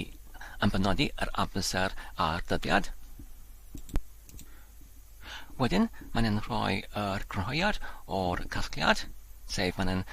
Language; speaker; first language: Welsh; non-native, learner; English